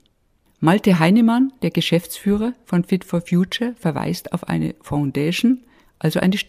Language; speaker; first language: German; native; German